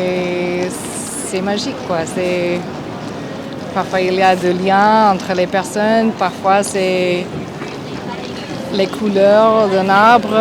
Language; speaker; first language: French; non-native, fluent; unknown